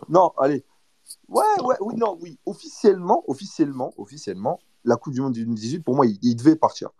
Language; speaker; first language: French; early bilingual, other home language; Portuguese